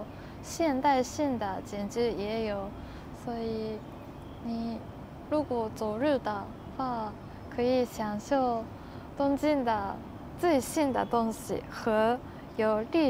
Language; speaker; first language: Chinese; non-native, learner; Japanese